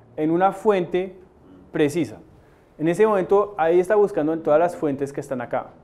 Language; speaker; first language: Spanish; non-native, fluent; French